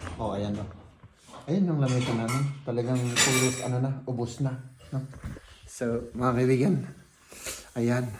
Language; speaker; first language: Filipino; native; Filipino